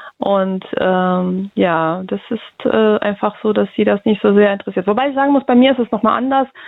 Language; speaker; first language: German; early bilingual, other home language; Russian